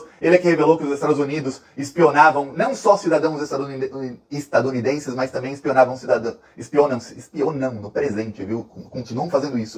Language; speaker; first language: Portuguese; native; Portuguese